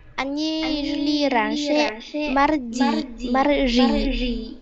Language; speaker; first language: Russian; non-native, learner; Vietnamese